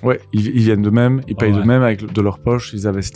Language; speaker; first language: French; native; French